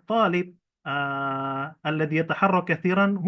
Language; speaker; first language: Arabic; non-native, fluent; Indonesian